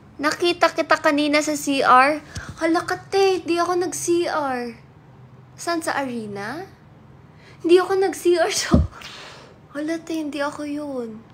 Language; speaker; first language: Filipino; native; Filipino